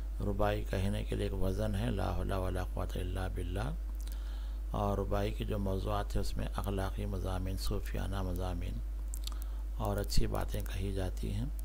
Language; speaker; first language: Urdu; native; Urdu